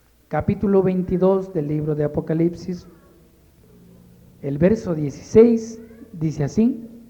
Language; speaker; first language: Spanish; native; Spanish